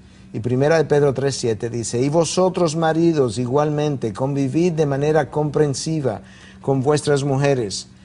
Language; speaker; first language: Spanish; native; Spanish